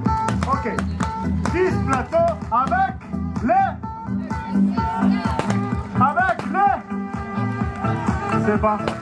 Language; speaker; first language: French; non-native, learner; Italian